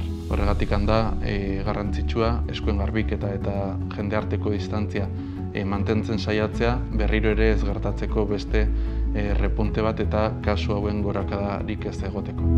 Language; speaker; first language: Basque; native; Basque